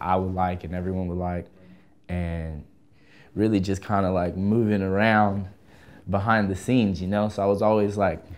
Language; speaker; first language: English; native; English